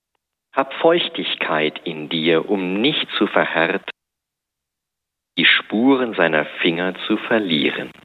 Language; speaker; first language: German; native; German